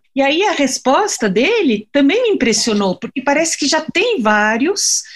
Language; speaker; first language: Portuguese; non-native, fluent; French